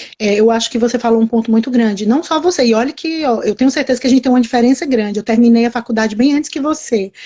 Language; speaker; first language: Portuguese; native; Portuguese